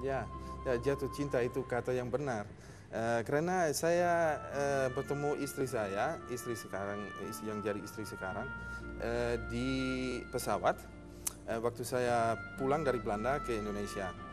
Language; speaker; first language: Indonesian; non-native, fluent; Dutch